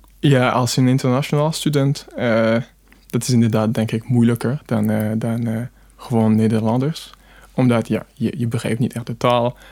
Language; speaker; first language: Dutch; non-native, fluent; French